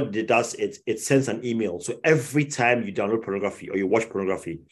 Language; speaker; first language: English; non-native, local second language; Akan